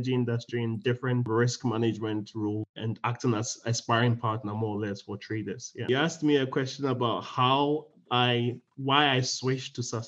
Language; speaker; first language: English; non-native, local second language; Akan